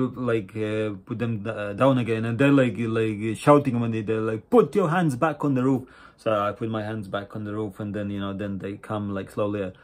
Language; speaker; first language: English; non-native, fluent; Latvian